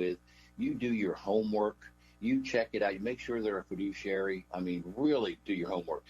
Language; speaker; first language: English; native; English